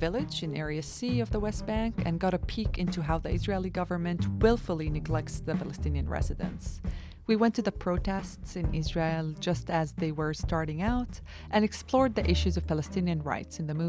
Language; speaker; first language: English; non-native, fluent; Arabic